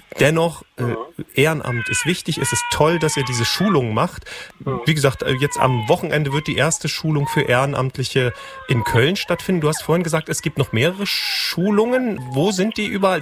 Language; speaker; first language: German; native; German